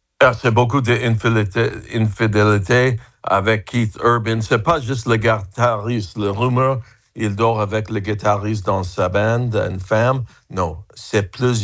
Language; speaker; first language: French; non-native, fluent; English